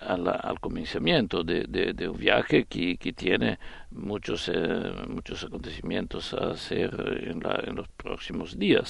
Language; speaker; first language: Spanish; non-native, fluent; Italian